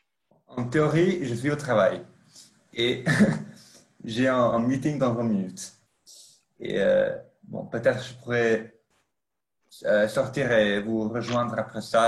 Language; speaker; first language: French; non-native, fluent; Italian